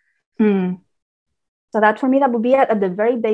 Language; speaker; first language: English; non-native, fluent; Spanish